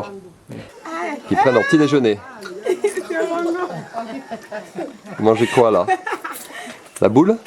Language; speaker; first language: French; native; French